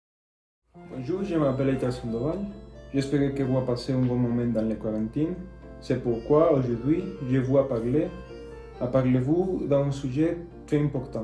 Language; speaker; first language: French; non-native, learner; Spanish